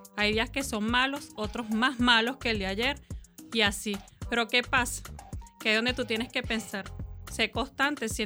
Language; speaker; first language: Spanish; early bilingual, other home language; Portuguese